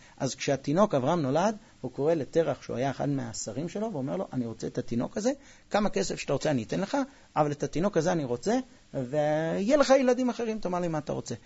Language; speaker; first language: Hebrew; non-native, fluent; English